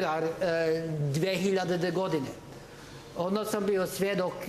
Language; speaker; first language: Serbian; non-native, learner; Norwegian